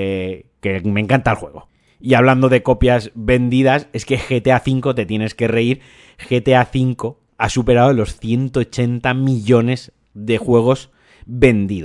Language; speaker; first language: Spanish; native; Spanish